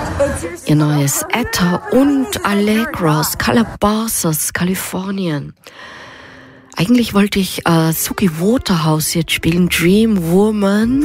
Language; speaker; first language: German; native; German